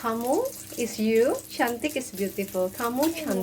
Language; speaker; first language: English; non-native, fluent; Indonesian